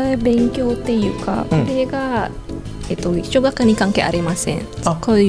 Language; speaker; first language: Japanese; non-native, fluent; Indonesian